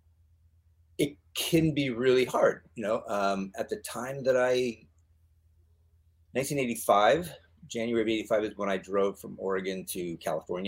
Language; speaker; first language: English; native; English